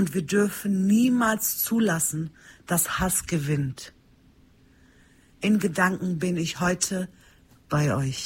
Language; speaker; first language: German; early bilingual, other home language; Turkish